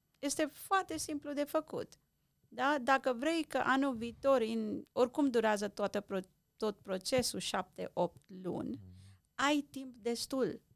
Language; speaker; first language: Romanian; non-native, local second language; Hungarian